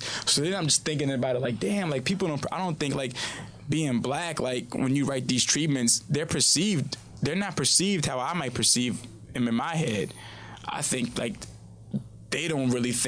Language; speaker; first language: English; native; English